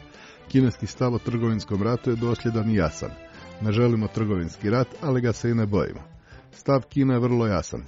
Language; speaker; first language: Croatian; non-native, fluent; Chinese